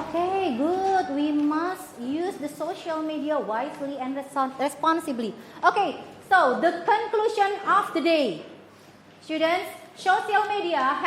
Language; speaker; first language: English; non-native, fluent; Indonesian